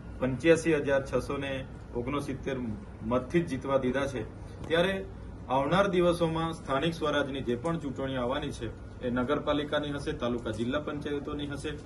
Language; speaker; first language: Gujarati; non-native, local second language; Vasavi